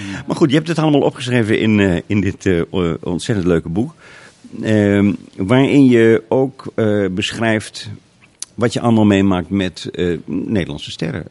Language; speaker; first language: Dutch; native; Dutch